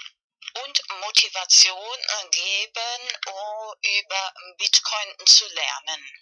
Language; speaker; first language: German; non-native, fluent; Spanish